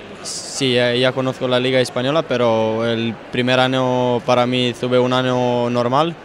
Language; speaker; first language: Spanish; non-native, fluent; Romanian